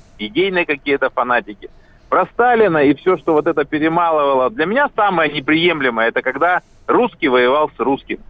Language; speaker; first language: Russian; native; Russian